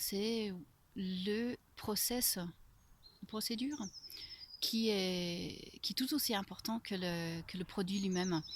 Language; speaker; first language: French; non-native, fluent; English